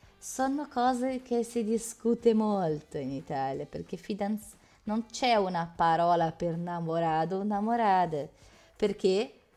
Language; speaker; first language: Italian; non-native, fluent; Portuguese